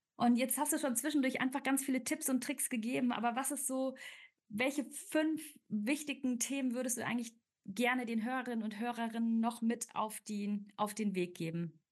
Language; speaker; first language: German; native; German